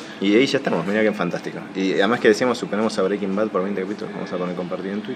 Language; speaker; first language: Spanish; native; Spanish